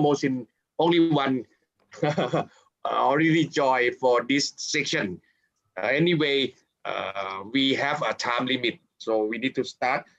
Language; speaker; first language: English; non-native, fluent; Thai